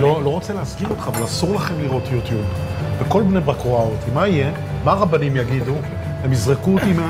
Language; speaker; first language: Hebrew; native; Hebrew